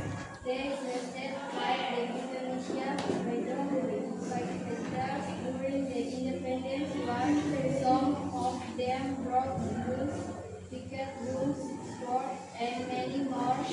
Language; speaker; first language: English; non-native, learner; Indonesian